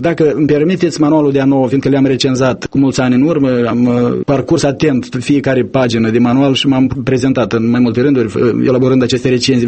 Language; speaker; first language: Romanian; native; Romanian